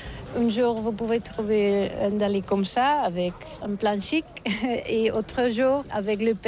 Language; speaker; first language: French; non-native, fluent; Catalan